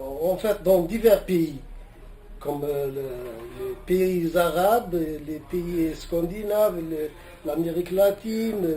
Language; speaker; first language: French; non-native, local second language; Arabic